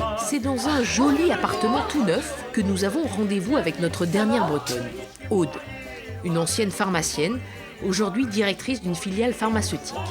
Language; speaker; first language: French; native; French